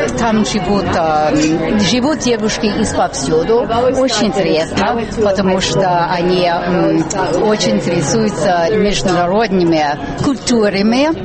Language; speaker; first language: Russian; non-native, fluent; English